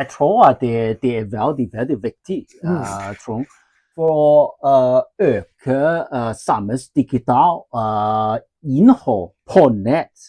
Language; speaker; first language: Norwegian; non-native, learner; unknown